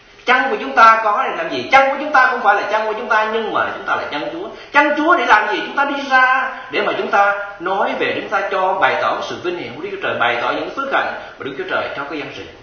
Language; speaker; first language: Vietnamese; native; Vietnamese